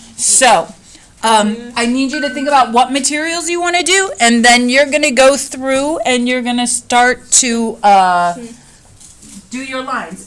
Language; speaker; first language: English; native; English